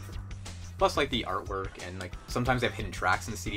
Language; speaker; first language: English; native; English